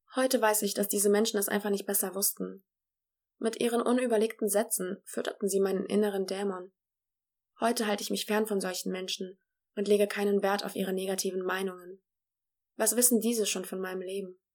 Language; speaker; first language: German; early bilingual, other home language; Polish